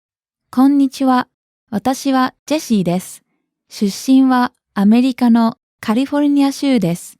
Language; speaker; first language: Japanese; non-native, fluent; English